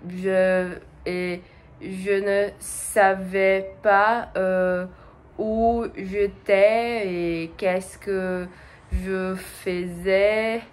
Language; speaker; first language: French; non-native, learner; Portuguese